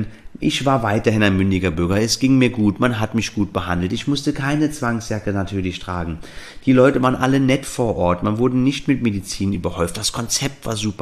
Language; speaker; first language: German; native; German